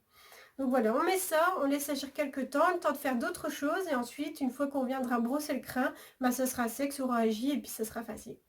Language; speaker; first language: French; native; French